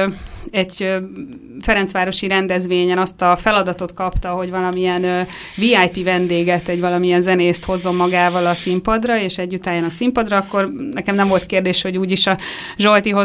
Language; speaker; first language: Hungarian; native; Hungarian